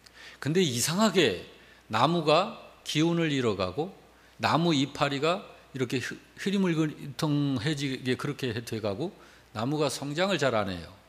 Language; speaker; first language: Korean; native; Korean